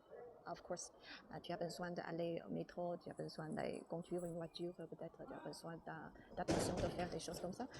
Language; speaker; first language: French; non-native, learner; Chinese